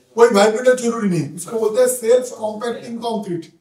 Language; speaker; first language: Hindi; non-native, local second language; Bangla